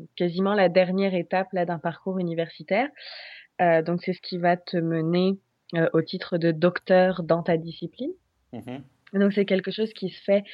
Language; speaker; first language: French; native; French